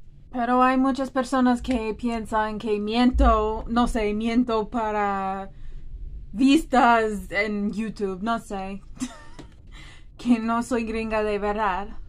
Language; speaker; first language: Spanish; non-native, fluent; English